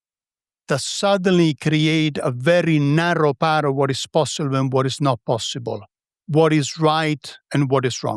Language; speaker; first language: English; non-native, fluent; Italian